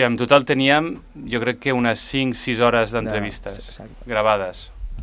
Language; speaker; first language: Catalan; native; Catalan